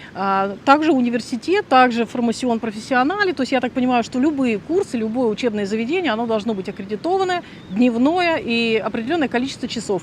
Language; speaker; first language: Russian; native; Russian